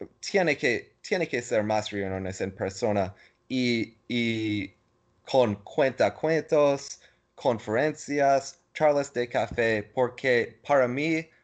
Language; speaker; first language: Spanish; non-native, learner; English